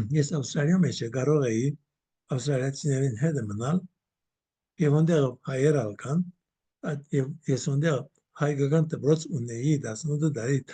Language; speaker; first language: Armenian; early bilingual, heritage; Armenian